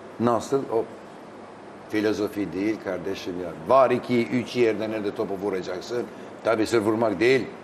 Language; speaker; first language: Turkish; non-native, fluent; Albanian